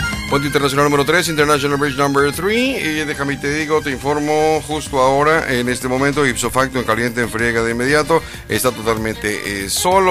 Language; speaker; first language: Spanish; native; Spanish